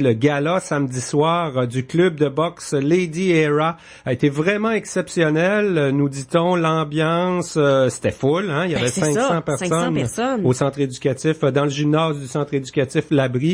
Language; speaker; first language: French; native; French